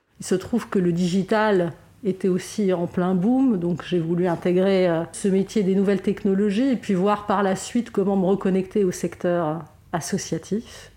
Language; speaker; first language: French; non-native, local second language; Arabic